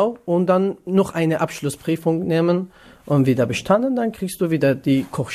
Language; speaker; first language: German; non-native, learner; Kurdish